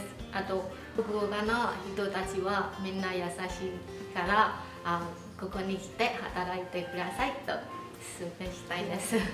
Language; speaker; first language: Japanese; non-native, learner; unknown